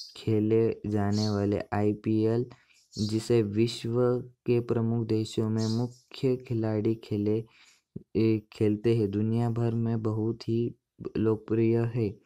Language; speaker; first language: Hindi; non-native, local second language; Marathi